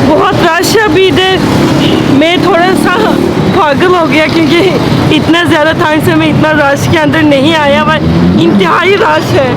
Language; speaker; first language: Hindi; non-native, learner; Turkish